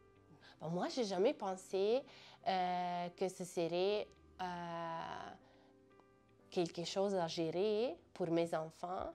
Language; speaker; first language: French; non-native, fluent; Italian